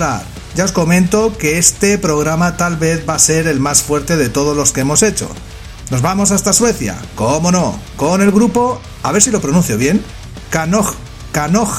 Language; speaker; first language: Spanish; native; Spanish